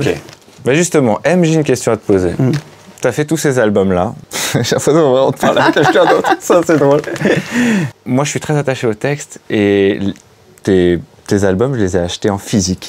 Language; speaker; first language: French; native; French